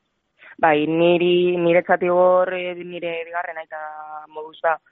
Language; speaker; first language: Basque; non-native, local second language; Spanish